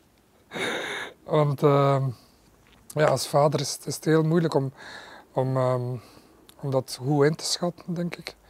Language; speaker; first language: Dutch; early bilingual, other home language; Arabic